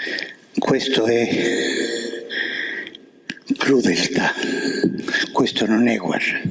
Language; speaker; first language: Italian; non-native, fluent; Spanish